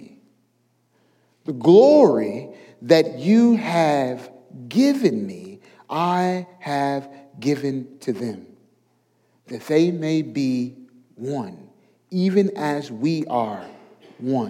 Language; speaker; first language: English; native; English